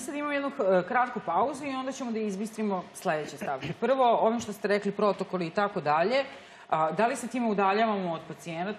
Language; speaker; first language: Serbian; native; Serbian